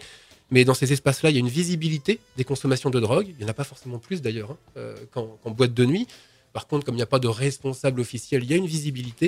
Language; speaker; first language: French; native; French